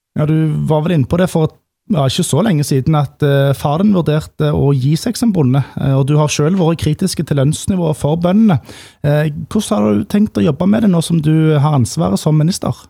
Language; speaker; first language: Norwegian; native; Norwegian